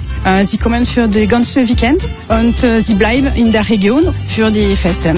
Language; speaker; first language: German; non-native, learner; French